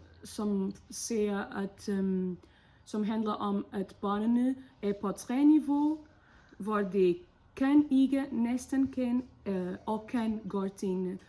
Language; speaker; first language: Danish; non-native, fluent; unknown